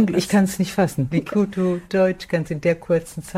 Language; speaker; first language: German; native; German